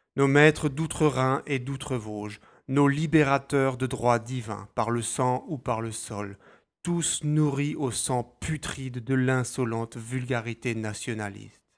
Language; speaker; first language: French; native; French